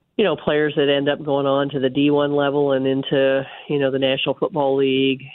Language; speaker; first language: English; native; English